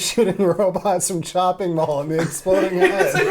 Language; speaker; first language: English; native; English